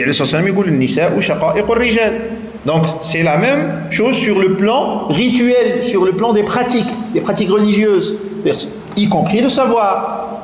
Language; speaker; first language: French; non-native, local second language; Arabic